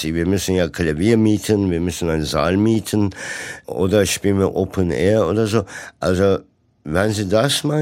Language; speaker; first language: German; non-native, fluent; Turkish